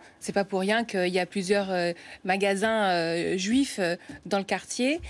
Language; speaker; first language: French; native; French